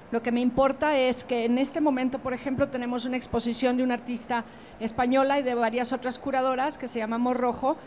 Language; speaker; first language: Spanish; native; Spanish